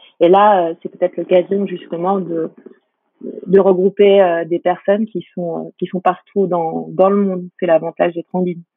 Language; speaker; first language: French; native; French